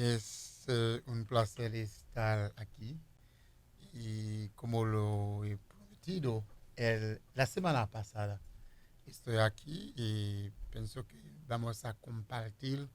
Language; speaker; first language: Spanish; non-native, fluent; Haitian Creole